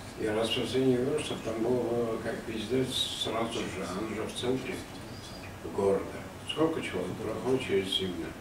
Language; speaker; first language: Russian; non-native, local second language; Armenian